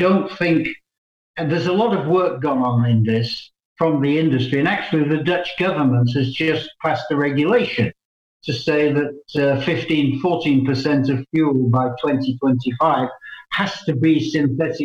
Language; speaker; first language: English; native; English